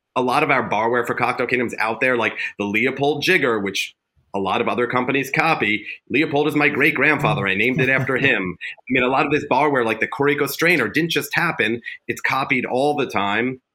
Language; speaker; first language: English; native; English